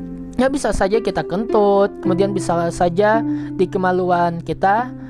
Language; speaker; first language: Indonesian; native; Indonesian